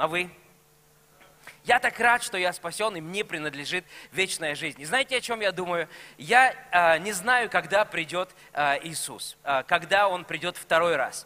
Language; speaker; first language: Russian; native; Russian